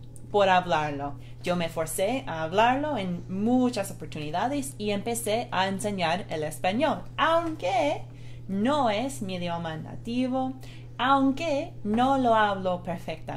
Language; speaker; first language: Spanish; non-native, fluent; English